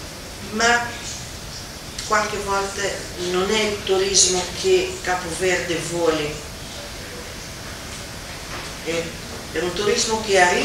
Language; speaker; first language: Italian; non-native, fluent; Kabuverdianu